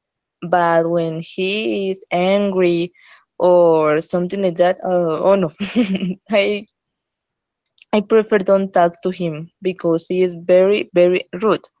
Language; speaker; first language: English; non-native, learner; Spanish